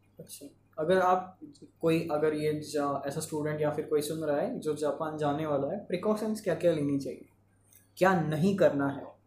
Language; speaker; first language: Hindi; non-native, local second language; Marathi